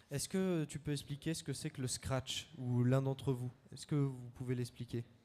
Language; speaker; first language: French; native; French